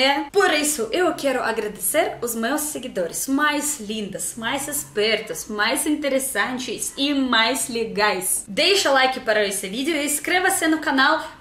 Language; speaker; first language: Portuguese; non-native, fluent; Russian